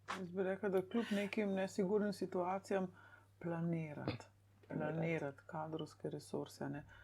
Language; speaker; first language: Slovenian; native; Slovenian